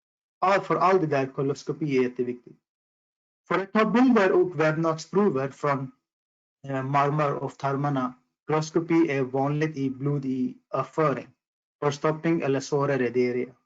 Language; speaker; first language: Swedish; non-native, fluent; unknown